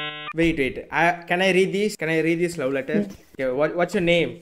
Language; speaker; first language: English; non-native, learner; Tamil